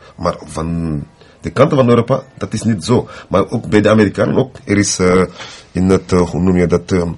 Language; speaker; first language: Dutch; non-native, learner; French